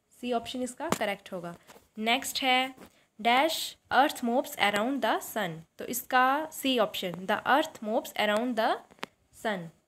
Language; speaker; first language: Hindi; native; Hindi